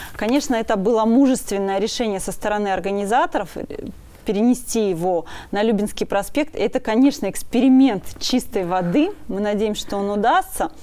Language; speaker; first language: Russian; native; Russian